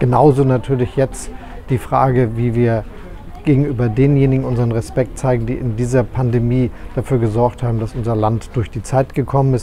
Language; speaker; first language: German; native; German